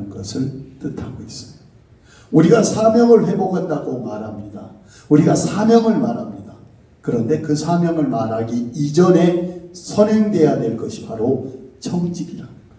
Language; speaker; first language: Korean; native; Korean